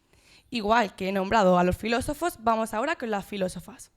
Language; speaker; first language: Spanish; native; Spanish